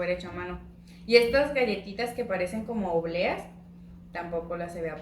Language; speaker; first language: Spanish; native; Spanish